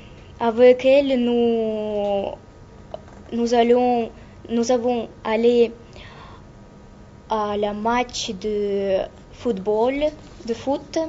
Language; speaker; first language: French; non-native, learner; Russian